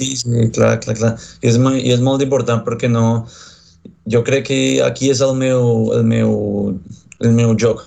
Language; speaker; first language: Catalan; non-native, learner; Spanish